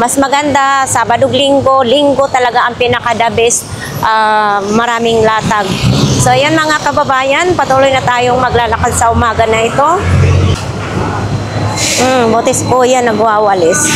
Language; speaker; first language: Filipino; native; Filipino